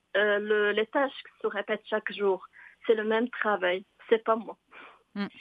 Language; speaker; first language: French; non-native, local second language; Arabic